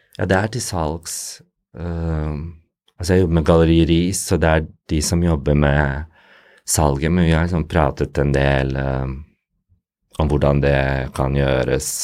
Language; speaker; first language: Norwegian; early bilingual, other home language; Bosnian